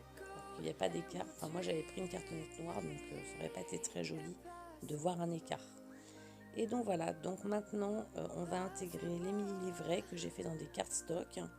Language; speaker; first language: French; native; French